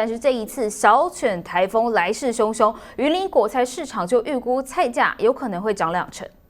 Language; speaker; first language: Chinese; native; Chinese